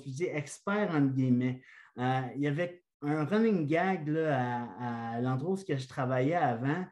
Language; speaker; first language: French; native; French